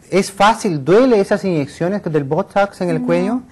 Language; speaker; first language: Spanish; native; Spanish